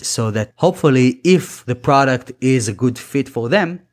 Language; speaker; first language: English; non-native, fluent; Hebrew